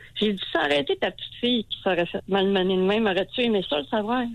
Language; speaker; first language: French; native; French